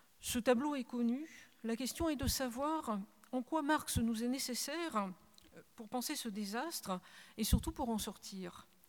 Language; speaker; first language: French; native; French